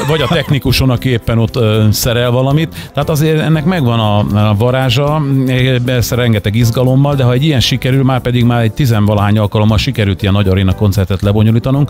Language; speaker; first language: Hungarian; native; Hungarian